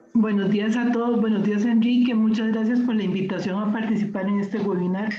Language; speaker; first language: Spanish; native; Spanish